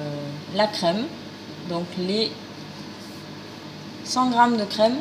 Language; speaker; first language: French; native; French